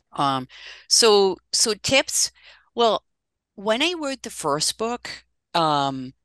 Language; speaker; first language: English; non-native, fluent; Dutch